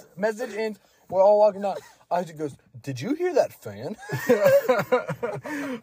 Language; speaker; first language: English; native; English